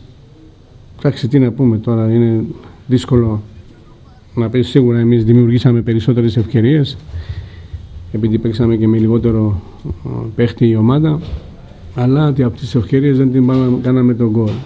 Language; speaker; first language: Greek; non-native, fluent; Georgian